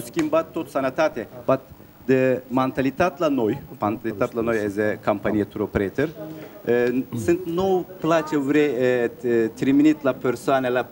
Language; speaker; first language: Romanian; non-native, learner; Turkish